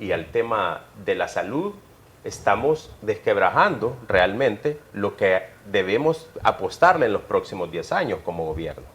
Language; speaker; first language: Spanish; native; Spanish